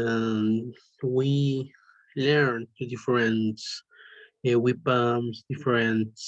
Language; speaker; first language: English; non-native, learner; Spanish